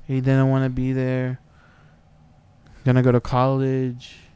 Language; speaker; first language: English; early bilingual, other home language; Spanish